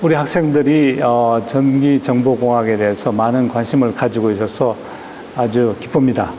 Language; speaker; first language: Korean; native; Korean